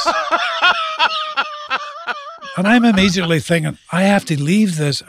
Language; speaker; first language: English; native; English